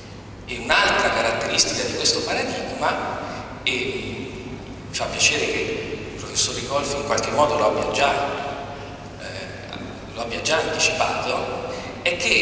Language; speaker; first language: Italian; native; Italian